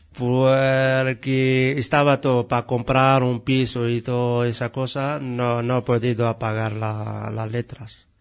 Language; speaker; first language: Spanish; non-native, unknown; Arabic